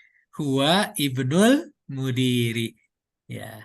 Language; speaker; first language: Arabic; non-native, fluent; Indonesian